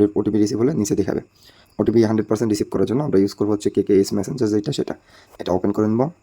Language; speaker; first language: Bangla; native; Bangla